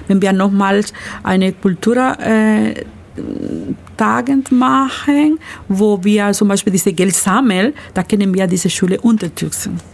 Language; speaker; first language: German; non-native, learner; Spanish